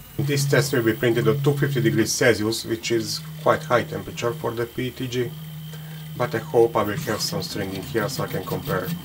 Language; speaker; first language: English; non-native, fluent; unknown